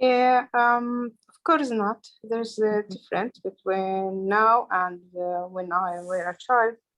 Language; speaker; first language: English; non-native, learner; Arabic